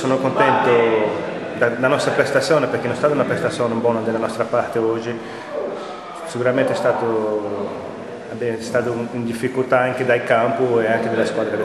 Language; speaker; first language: Italian; non-native, fluent; Portuguese